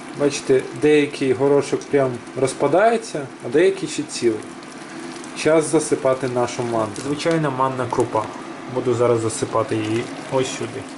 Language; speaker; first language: Ukrainian; native; Ukrainian